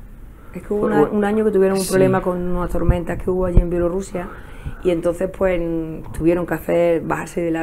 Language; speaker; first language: Spanish; native; Spanish